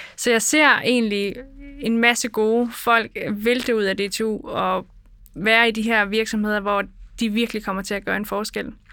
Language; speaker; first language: Danish; native; Danish